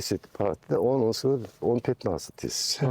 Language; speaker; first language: Russian; non-native, learner; Turkish